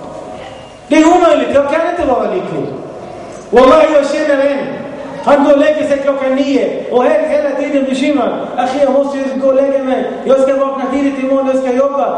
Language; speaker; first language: Swedish; non-native, fluent; Arabic